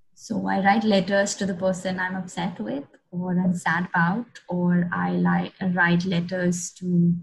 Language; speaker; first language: English; non-native, local second language; Hindi